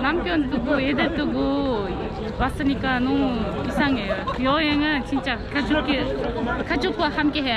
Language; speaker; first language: Korean; non-native, fluent; Uzbek